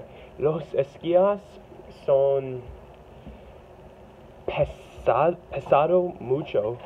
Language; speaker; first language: Spanish; non-native, learner; English